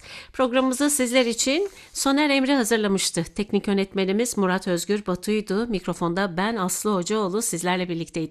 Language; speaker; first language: Turkish; native; Turkish